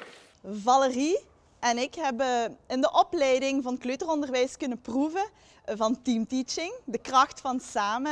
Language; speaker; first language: Dutch; native; Dutch